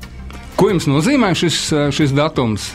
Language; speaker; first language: Latvian; native; Latvian